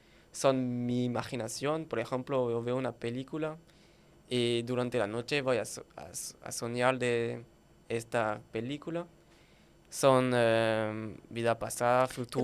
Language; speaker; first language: Spanish; non-native, learner; French